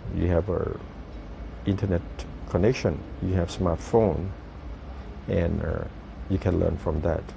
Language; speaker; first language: English; non-native, fluent; Thai